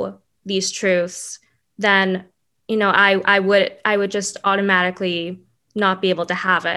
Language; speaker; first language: English; native; English